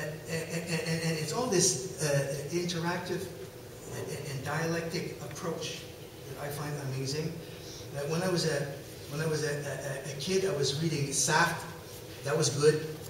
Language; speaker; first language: English; non-native, local second language; French